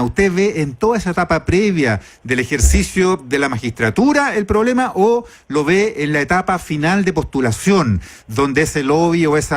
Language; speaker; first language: Spanish; native; Spanish